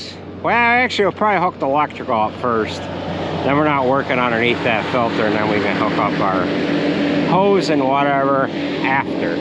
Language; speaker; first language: English; native; English